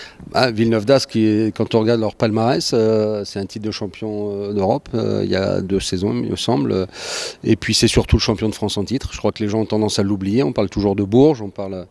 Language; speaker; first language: French; native; French